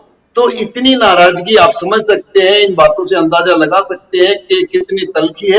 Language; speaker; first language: Hindi; native; Hindi